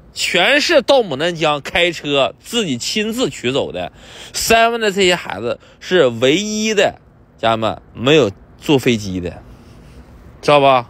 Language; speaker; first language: Chinese; native; Chinese